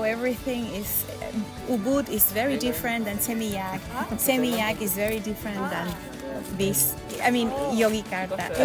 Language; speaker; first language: English; non-native, fluent; Spanish